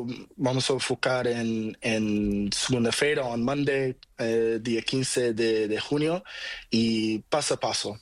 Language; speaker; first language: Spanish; non-native, learner; Portuguese